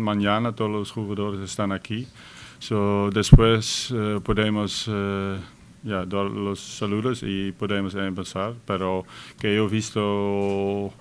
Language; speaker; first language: Spanish; non-native, fluent; Dutch